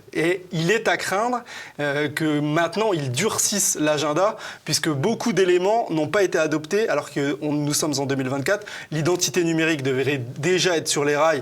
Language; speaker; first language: French; native; French